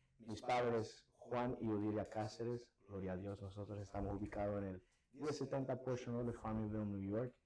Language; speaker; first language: Spanish; early bilingual, heritage; Spanish